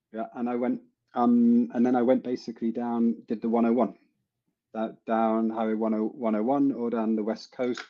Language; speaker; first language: English; native; English